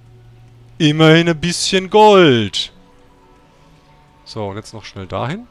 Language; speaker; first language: German; native; German